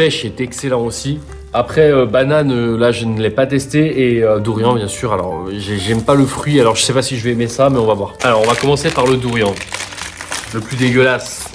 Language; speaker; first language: French; native; French